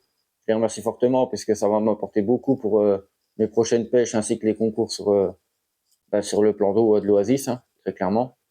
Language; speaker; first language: French; native; French